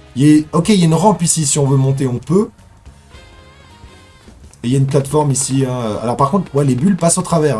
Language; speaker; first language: French; native; French